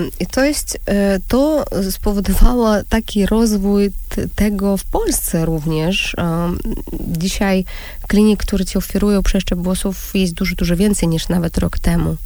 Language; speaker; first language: Polish; non-native, fluent; Russian